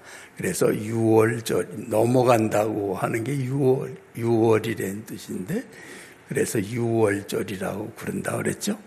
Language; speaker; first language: Korean; native; Korean